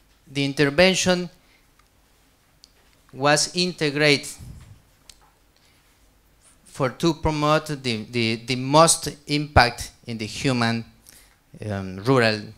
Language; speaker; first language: English; non-native, learner; Spanish